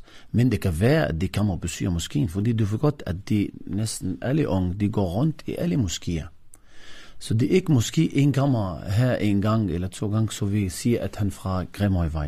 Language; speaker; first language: Danish; non-native, fluent; Arabic